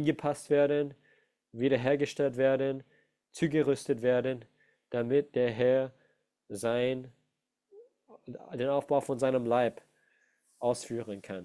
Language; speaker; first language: German; non-native, fluent; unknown